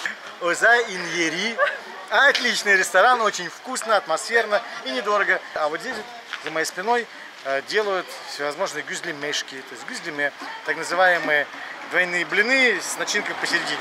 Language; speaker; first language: Russian; native; Russian